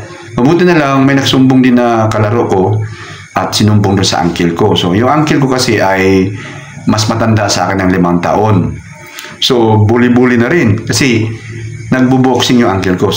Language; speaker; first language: Filipino; non-native, local second language; Cebuano